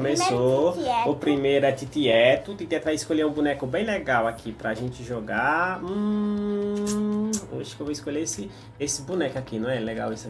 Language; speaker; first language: Portuguese; native; Portuguese